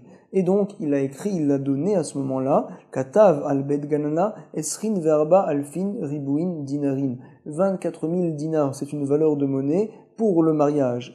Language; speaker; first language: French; native; French